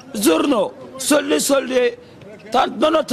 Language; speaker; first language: Italian; non-native, learner; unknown